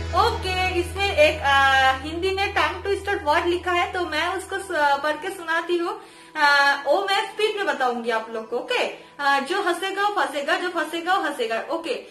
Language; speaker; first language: Hindi; non-native, local second language; Bangla